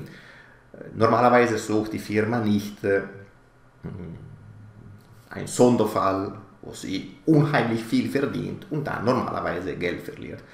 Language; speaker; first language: German; non-native, fluent; Italian